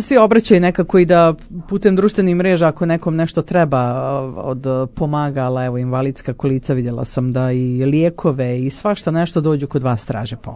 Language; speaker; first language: Croatian; native; Croatian